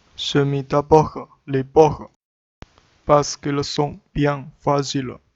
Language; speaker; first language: French; non-native, learner; Chinese